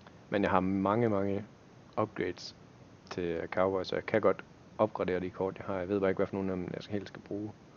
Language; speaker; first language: Danish; native; Danish